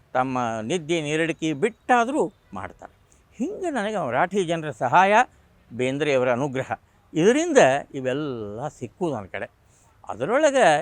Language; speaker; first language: Kannada; non-native, local second language; Marathi